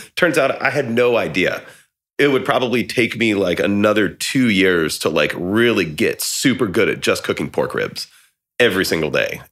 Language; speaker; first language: English; native; English